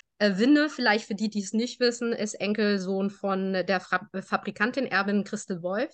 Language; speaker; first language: German; native; German